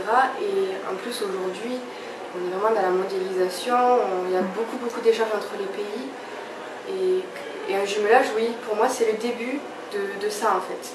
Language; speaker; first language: French; native; French